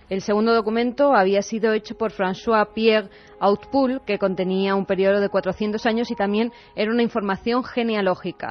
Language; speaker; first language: Spanish; native; Spanish